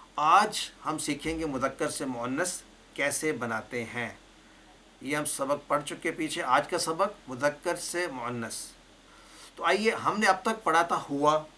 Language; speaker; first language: Urdu; native; Urdu